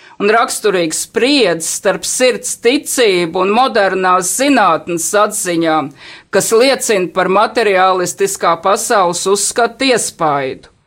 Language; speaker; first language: Latvian; native; Latvian